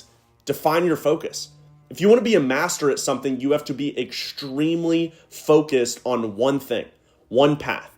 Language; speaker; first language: English; native; English